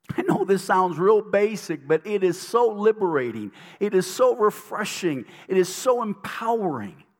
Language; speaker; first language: English; native; English